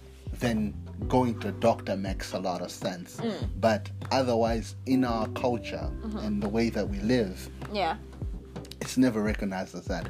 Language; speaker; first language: English; non-native, local second language; Nyanja